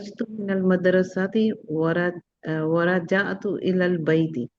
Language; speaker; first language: Arabic; non-native, learner; Urdu